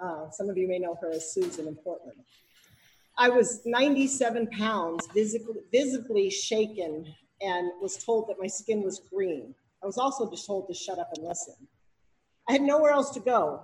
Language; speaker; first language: English; native; English